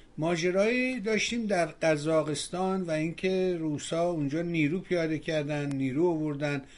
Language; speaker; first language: Persian; native; Persian